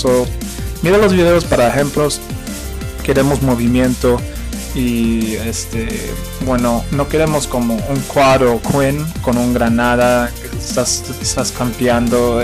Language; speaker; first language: Spanish; early bilingual, heritage; Spanish